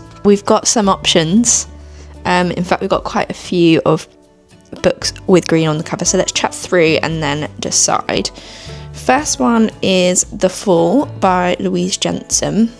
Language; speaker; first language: English; native; English